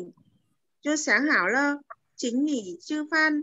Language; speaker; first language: Chinese; non-native, learner; Vietnamese